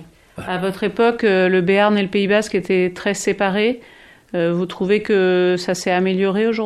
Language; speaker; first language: French; native; French